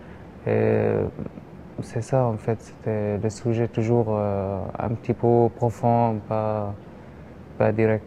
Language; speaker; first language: French; non-native, learner; Arabic